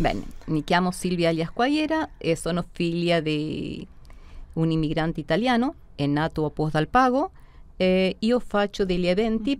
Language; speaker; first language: Italian; early bilingual, heritage; Spanish